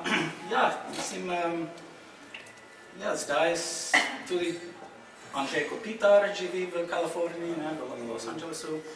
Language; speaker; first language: Slovenian; non-native, fluent; English